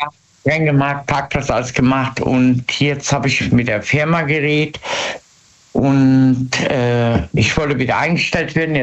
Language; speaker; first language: German; native; German